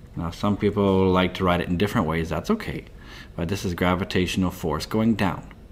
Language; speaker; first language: English; native; English